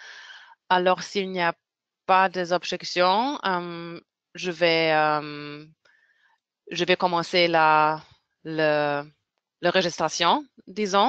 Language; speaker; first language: French; non-native, fluent; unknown